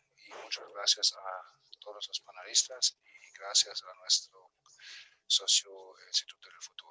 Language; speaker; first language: Spanish; non-native, fluent; German